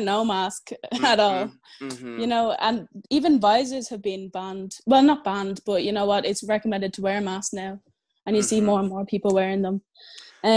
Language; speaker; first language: English; native; English